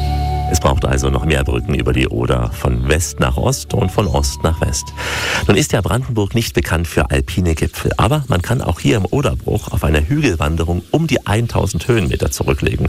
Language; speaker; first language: German; native; German